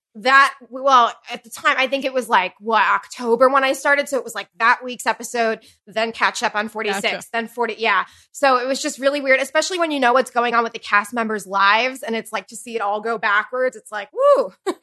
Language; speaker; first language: English; native; English